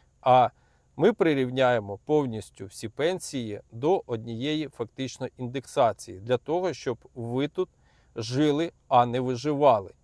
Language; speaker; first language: Ukrainian; native; Ukrainian